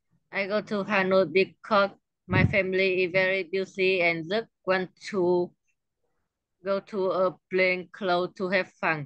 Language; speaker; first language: English; non-native, learner; Vietnamese